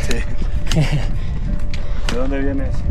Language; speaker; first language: Spanish; native; Spanish